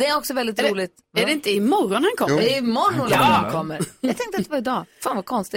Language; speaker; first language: Swedish; native; Swedish